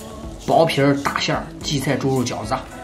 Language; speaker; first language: Chinese; native; Chinese